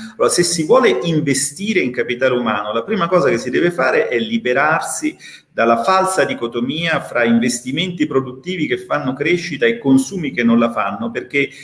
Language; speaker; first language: Italian; native; Italian